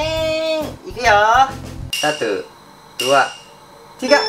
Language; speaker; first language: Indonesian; non-native, fluent; Japanese